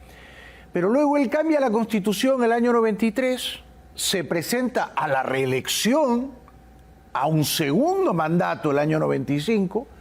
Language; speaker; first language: Spanish; native; Spanish